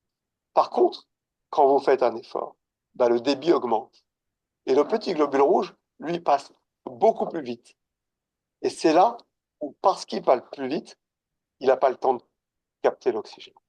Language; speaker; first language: French; native; French